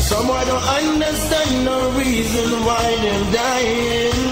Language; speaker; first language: English; non-native, local second language; Jamaican Creole English